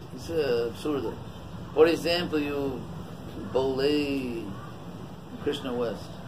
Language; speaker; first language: Portuguese; non-native, fluent; English